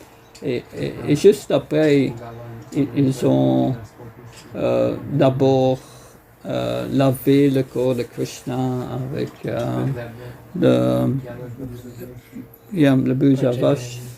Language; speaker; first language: French; non-native, fluent; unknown